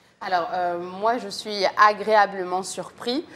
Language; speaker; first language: French; native; French